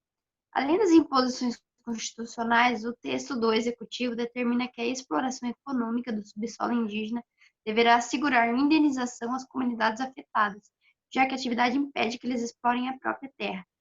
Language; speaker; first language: Portuguese; native; Portuguese